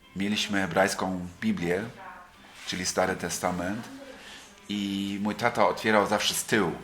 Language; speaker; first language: Polish; non-native, fluent; German